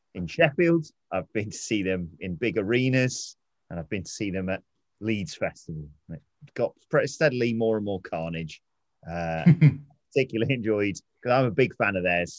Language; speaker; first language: English; native; English